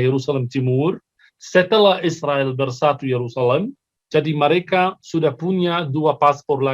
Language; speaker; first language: Indonesian; non-native, fluent; Arabic